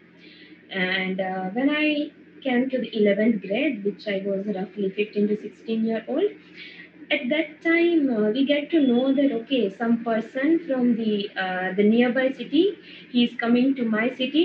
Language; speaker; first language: English; non-native, local second language; Gujarati